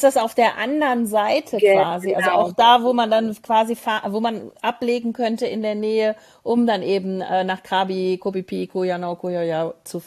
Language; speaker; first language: German; native; German